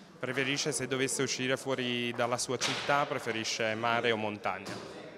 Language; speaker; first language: Italian; native; Italian